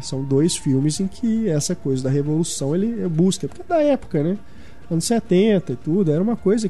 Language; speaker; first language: Portuguese; native; Portuguese